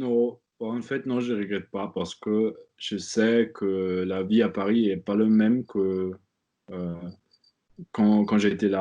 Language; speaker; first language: French; non-native, learner; German